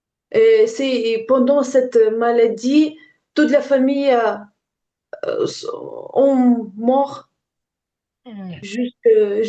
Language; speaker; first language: French; non-native, learner; Ukrainian